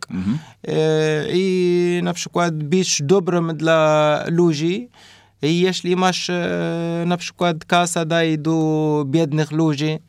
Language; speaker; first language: Polish; non-native, learner; Arabic